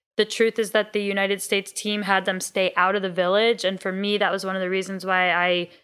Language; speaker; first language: English; early bilingual, other home language; Greek